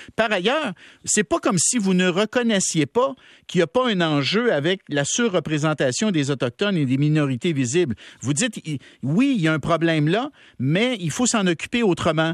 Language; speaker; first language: French; native; French